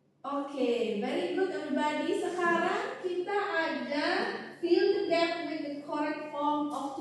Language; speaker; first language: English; non-native, fluent; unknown